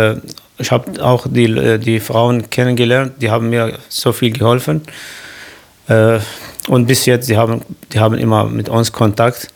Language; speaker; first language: German; non-native, learner; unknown